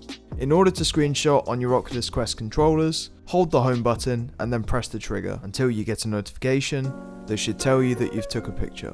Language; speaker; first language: English; native; English